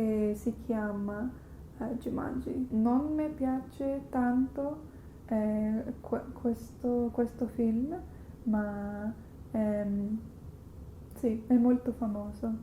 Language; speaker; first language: Italian; non-native, learner; English